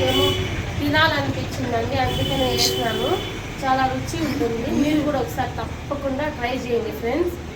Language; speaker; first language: Telugu; non-native, local second language; Urdu